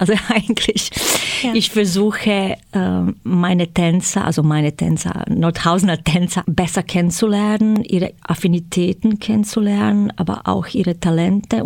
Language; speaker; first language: German; non-native, fluent; Croatian